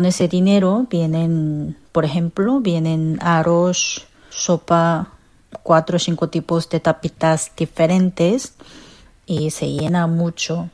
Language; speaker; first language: Spanish; non-native, fluent; Korean